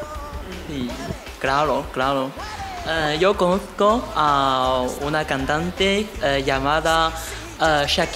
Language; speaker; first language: Spanish; non-native, fluent; Chinese